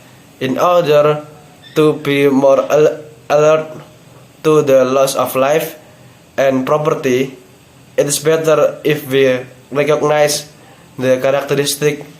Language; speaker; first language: English; non-native, learner; Indonesian